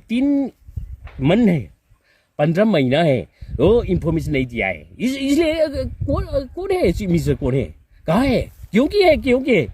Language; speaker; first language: Hindi; non-native, local second language; Manipuri